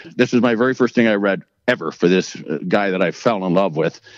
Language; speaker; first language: English; native; English